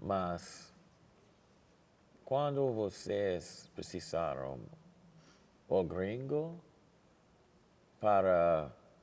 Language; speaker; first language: Portuguese; non-native, learner; English